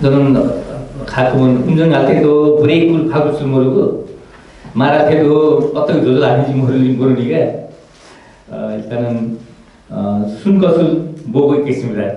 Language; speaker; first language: Korean; non-native, fluent; Nepali